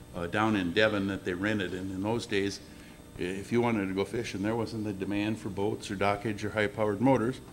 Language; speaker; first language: English; native; English